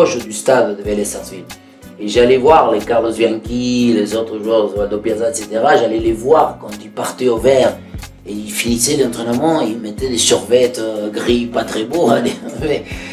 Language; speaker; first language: French; non-native, fluent; Spanish